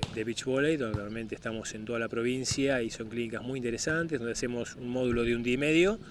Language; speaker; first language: Spanish; native; Spanish